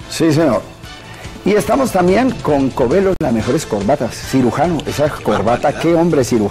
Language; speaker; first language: Spanish; native; Spanish